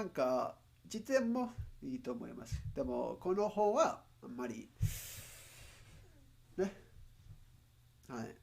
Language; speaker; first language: Japanese; non-native, learner; Spanish